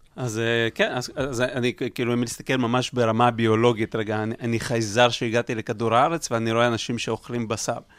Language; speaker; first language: Hebrew; early bilingual, other home language; Russian